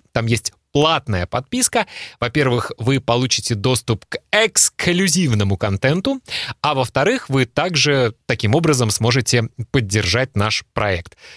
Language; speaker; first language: Russian; native; Russian